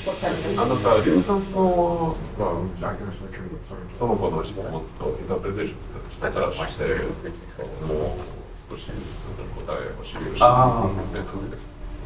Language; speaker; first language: Japanese; non-native, fluent; English